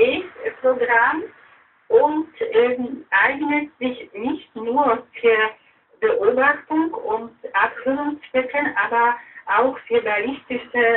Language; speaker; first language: German; non-native, fluent; Polish